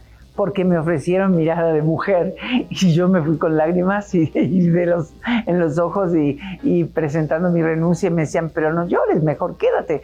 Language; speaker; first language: Spanish; native; Spanish